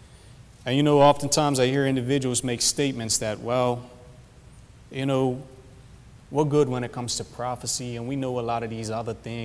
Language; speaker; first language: English; native; English